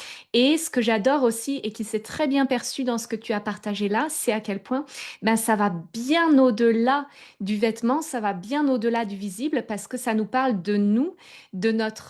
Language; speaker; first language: French; native; French